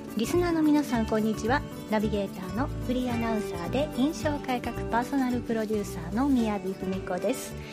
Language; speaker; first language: Japanese; native; Japanese